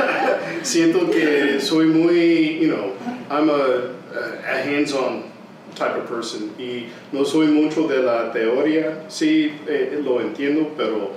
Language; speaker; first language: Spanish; early bilingual, heritage; English